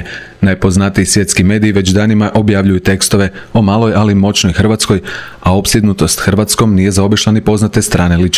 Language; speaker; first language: Croatian; native; Croatian